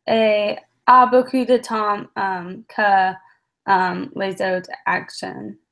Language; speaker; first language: French; non-native, learner; English